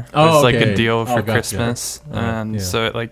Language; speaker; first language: English; native; English